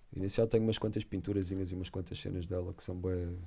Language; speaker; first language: Portuguese; native; Portuguese